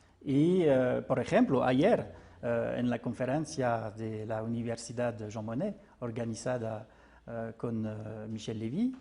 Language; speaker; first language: Spanish; non-native, fluent; French